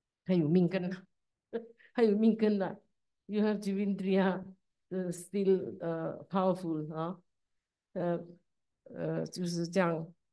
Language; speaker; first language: English; non-native, learner; Chinese